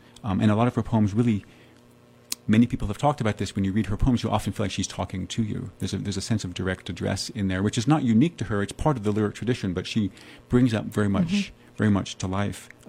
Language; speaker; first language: English; native; English